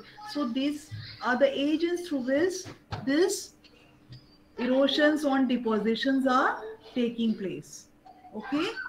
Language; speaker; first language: English; non-native, local second language; Hindi